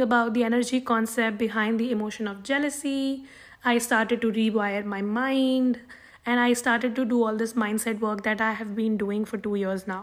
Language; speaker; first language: English; non-native, local second language; Hindi